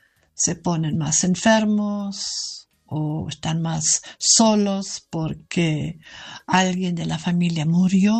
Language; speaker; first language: Spanish; non-native, learner; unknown